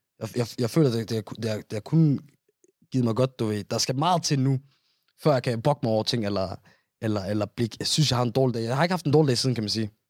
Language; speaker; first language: Danish; early bilingual, other home language; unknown